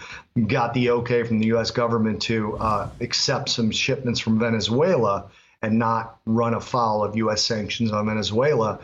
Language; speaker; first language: English; native; English